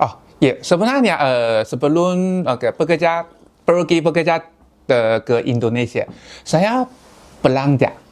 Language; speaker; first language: Indonesian; non-native, learner; Chinese